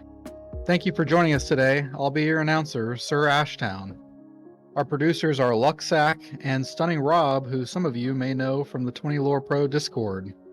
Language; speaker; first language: English; native; English